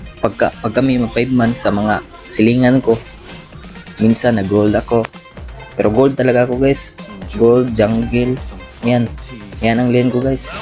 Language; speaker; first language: Filipino; non-native, local second language; Cebuano